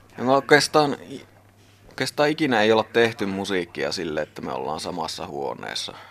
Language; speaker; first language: Finnish; native; Finnish